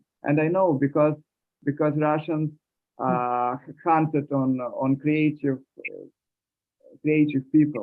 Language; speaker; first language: English; non-native, learner; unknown